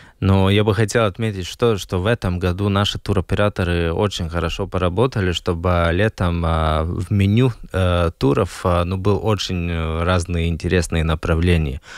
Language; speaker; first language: Russian; non-native, local second language; Latvian